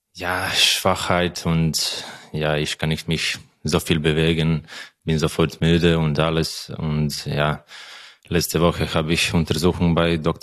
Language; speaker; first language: German; non-native, learner; Croatian